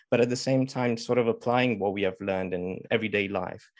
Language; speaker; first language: English; non-native, fluent; Romanian